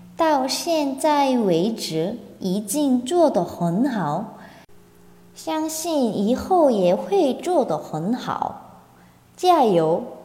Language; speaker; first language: Chinese; non-native, fluent; Korean